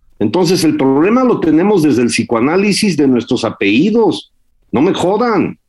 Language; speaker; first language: Spanish; early bilingual, heritage; Spanish